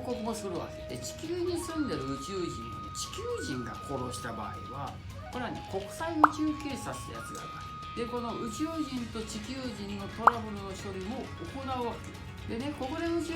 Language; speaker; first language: Japanese; native; Japanese